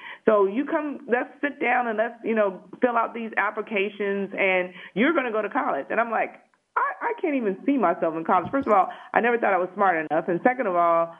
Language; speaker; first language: English; native; English